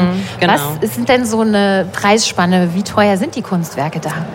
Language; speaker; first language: German; native; German